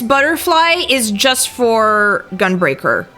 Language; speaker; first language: English; native; English